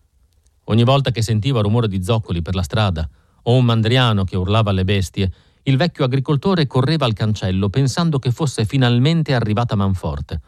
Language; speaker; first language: Italian; native; Italian